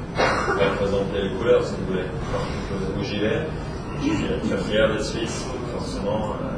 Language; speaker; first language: French; non-native, local second language; Swiss German